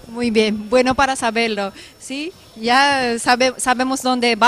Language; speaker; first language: Spanish; non-native, fluent; Japanese